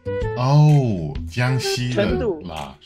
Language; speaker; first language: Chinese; non-native, fluent; English